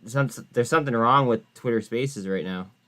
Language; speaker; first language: English; native; English